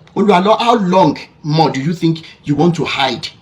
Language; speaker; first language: English; non-native, local second language; Yoruba